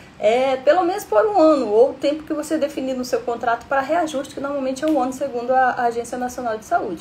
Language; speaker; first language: Portuguese; native; Portuguese